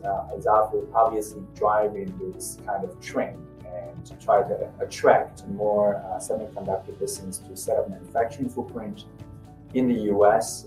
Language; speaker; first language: English; non-native, fluent; Chinese